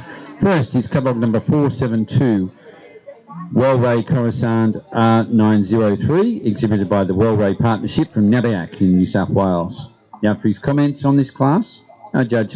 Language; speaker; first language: English; native; English